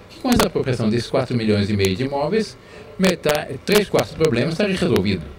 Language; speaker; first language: Portuguese; early bilingual, other home language; French